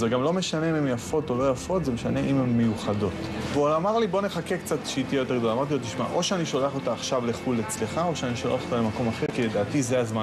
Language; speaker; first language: Hebrew; native; Hebrew